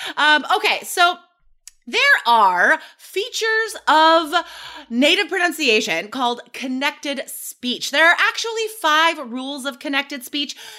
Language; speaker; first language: English; native; English